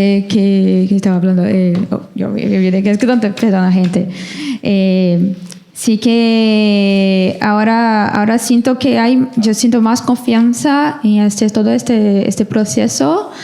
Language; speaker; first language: Spanish; non-native, learner; Portuguese